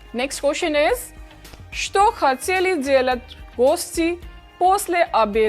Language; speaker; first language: Russian; non-native, fluent; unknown